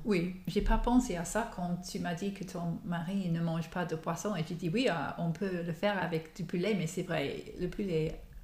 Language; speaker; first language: French; non-native, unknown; English